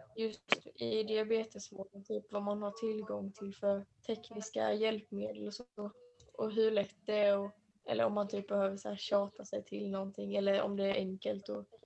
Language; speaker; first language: Swedish; native; Swedish